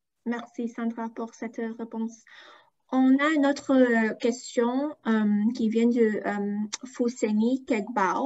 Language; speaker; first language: French; non-native, fluent; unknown